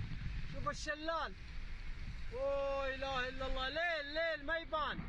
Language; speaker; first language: Arabic; native; Arabic